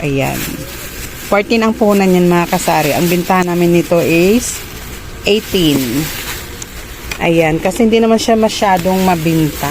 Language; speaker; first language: Filipino; non-native, local second language; Cebuano